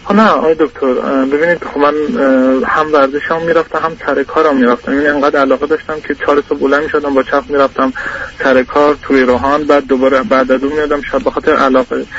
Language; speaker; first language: Persian; non-native, local second language; Georgian